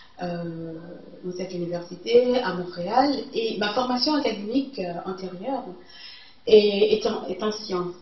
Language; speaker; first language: French; early bilingual, other home language; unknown